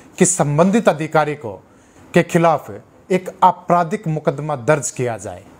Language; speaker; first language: Hindi; native; Hindi